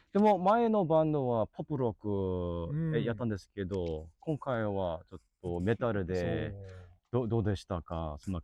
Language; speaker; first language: Japanese; non-native, learner; English